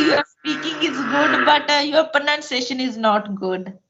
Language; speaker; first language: English; non-native, local second language; Hindi